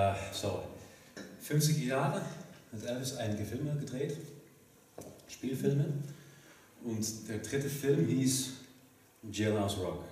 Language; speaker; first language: German; non-native, fluent; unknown